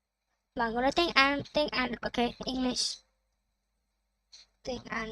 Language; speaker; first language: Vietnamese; non-native, learner; Thai